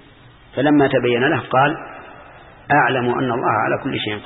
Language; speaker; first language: Arabic; native; Arabic